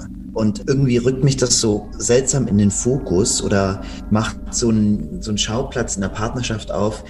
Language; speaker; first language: German; native; German